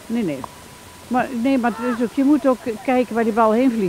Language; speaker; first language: Dutch; native; Dutch